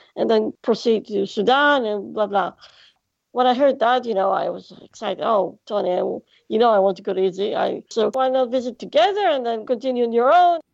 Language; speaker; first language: English; non-native, fluent; Greek